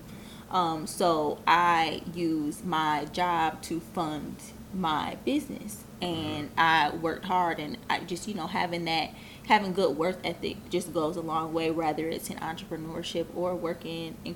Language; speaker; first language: English; native; English